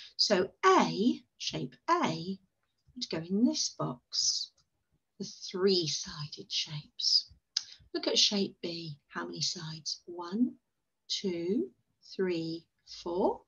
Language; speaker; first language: English; native; English